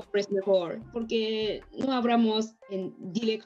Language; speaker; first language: Spanish; non-native, learner; Japanese